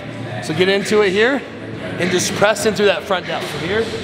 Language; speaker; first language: English; native; English